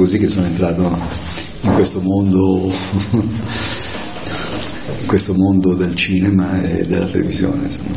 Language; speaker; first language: Italian; native; Italian